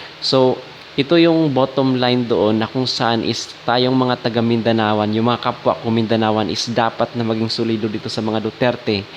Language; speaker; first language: Filipino; non-native, local second language; Cebuano